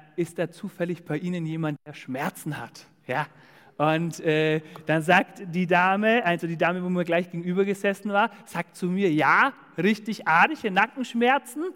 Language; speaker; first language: German; native; German